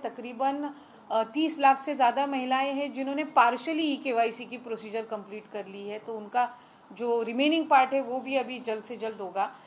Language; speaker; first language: Hindi; non-native, local second language; Marathi